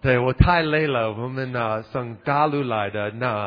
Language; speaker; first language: Chinese; non-native, learner; English